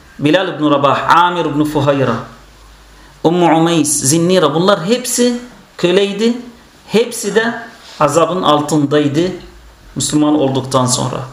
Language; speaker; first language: Turkish; non-native, fluent; Arabic